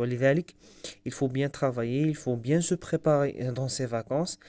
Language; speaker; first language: French; non-native, local second language; Arabic